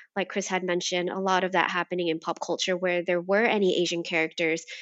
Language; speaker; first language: English; native; English